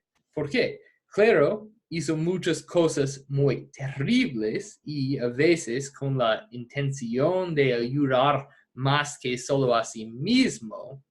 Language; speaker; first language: Spanish; non-native, fluent; English